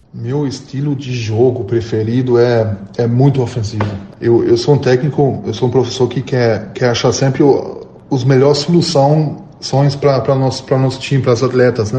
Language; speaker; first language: Portuguese; non-native, fluent; German